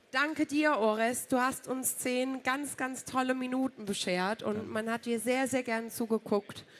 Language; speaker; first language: German; native; German